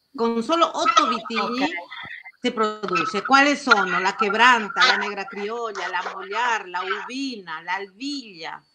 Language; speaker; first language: Italian; non-native, fluent; Spanish